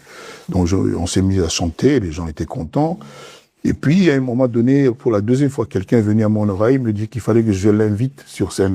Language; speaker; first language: French; non-native, local second language; Lingala